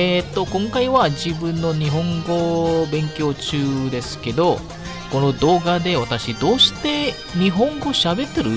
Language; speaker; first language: Japanese; non-native, learner; Filipino